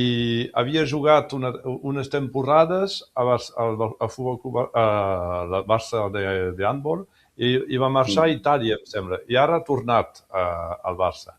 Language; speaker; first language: Catalan; early bilingual, heritage; French